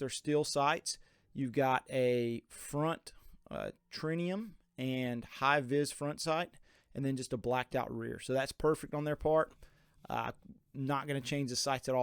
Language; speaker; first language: English; native; English